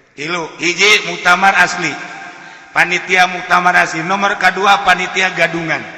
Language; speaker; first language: Sundanese; native; Sundanese